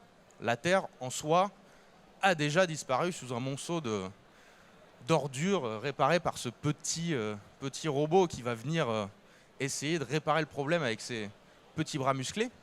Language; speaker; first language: French; native; French